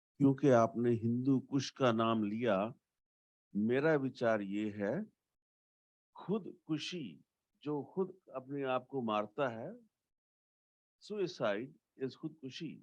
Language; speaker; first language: Hindi; native; Hindi